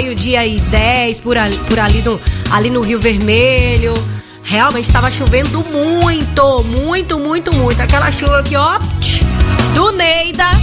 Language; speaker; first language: Portuguese; native; Portuguese